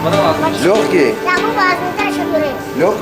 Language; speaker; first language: Russian; non-native, learner; Persian